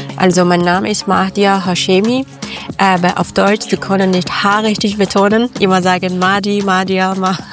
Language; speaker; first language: German; non-native, learner; Persian